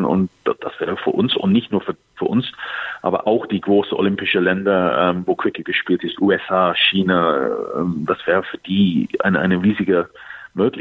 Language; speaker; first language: German; non-native, fluent; English